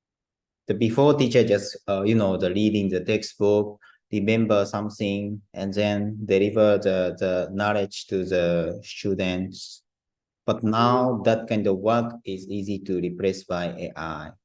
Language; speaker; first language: English; non-native, learner; Japanese